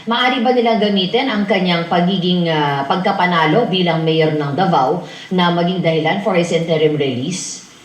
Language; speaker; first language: Filipino; native; Filipino